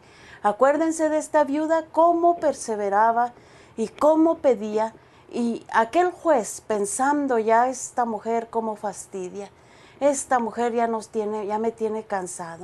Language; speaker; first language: Spanish; native; Spanish